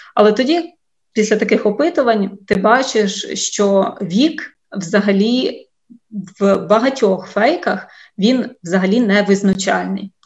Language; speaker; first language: Ukrainian; native; Ukrainian